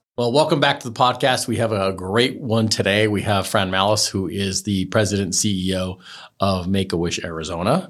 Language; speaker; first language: English; native; English